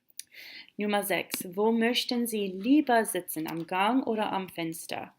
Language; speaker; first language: German; non-native, fluent; English